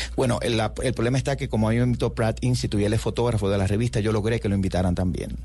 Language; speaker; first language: Spanish; native; Spanish